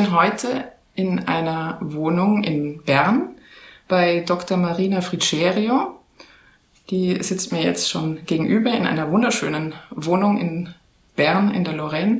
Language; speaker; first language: German; native; German